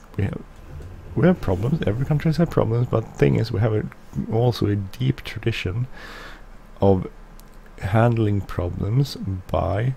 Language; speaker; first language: English; non-native, fluent; Swedish